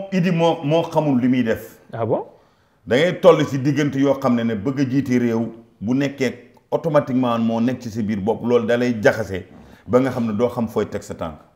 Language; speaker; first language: Wolof; non-native, local second language; Fula